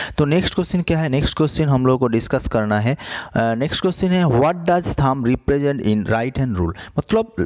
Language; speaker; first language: Hindi; non-native, local second language; Bangla